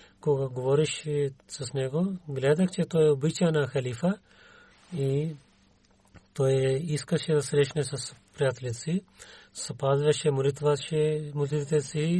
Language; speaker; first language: Bulgarian; non-native, learner; Urdu